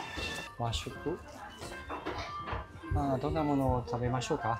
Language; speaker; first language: Japanese; non-native, fluent; Chinese